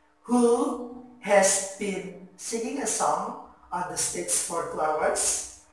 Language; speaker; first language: English; non-native, fluent; Indonesian